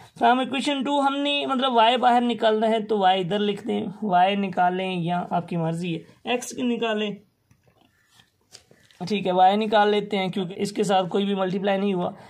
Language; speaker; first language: Urdu; non-native, local second language; Sindhi